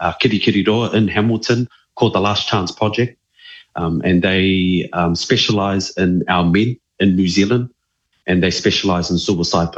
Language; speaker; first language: English; native; English